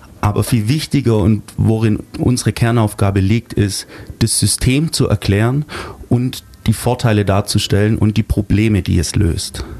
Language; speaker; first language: German; native; German